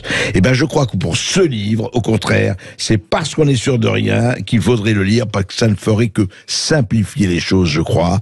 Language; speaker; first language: French; native; French